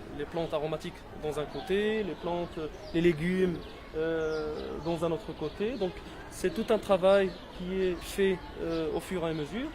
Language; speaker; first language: French; non-native, local second language; Arabic